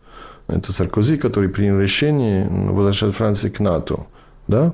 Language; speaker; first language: Russian; non-native, fluent; English